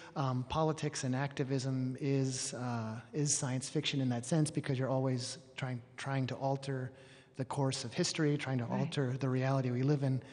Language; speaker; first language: English; native; English